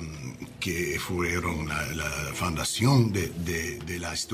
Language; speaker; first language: Spanish; non-native, learner; English